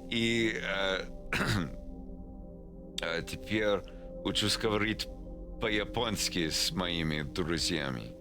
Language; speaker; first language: Russian; non-native, learner; English